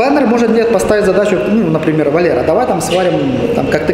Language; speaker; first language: Russian; native; Russian